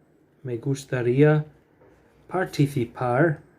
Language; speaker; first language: Spanish; non-native, fluent; English